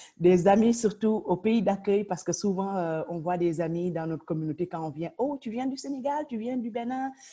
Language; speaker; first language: French; non-native, local second language; Wolof